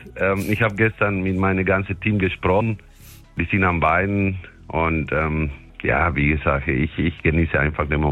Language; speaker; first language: German; non-native, fluent; Spanish